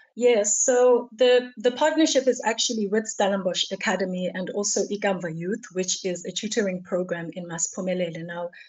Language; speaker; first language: English; non-native, local second language; Xhosa